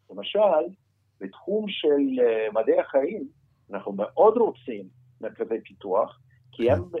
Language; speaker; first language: Hebrew; non-native, fluent; Russian